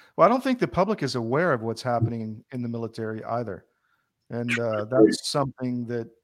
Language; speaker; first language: English; native; English